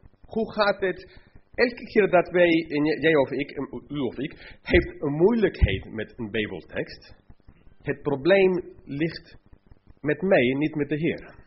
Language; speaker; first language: Dutch; non-native, fluent; English